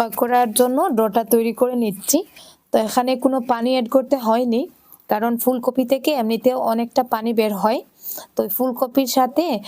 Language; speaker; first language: Bangla; non-native, local second language; Sylheti